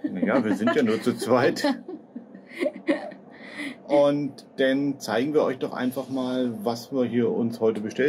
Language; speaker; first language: German; native; German